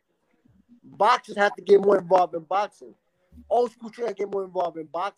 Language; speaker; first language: English; native; English